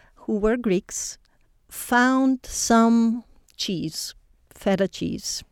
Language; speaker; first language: English; non-native, fluent; Greek